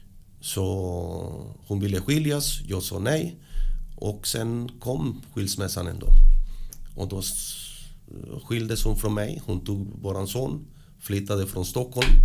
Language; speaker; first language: Swedish; early bilingual, other home language; Spanish